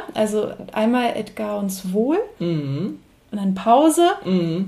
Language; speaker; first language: German; native; German